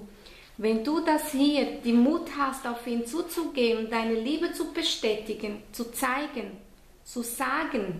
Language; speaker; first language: German; non-native, fluent; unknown